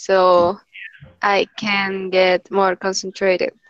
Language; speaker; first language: English; non-native, learner; Spanish